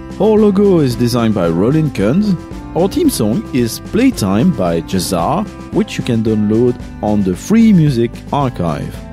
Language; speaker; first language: English; non-native, fluent; French